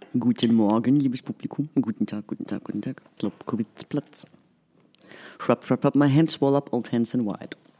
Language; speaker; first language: German; native; German